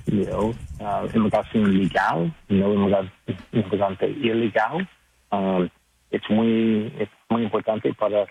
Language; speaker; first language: Spanish; non-native, learner; English